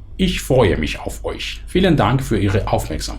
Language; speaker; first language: German; non-native, fluent; Persian